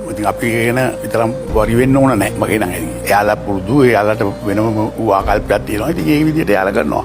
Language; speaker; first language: Sinhala; native; Sinhala